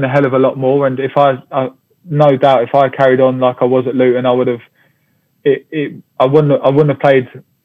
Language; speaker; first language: English; native; English